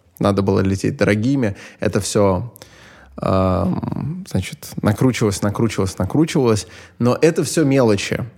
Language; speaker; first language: Russian; native; Russian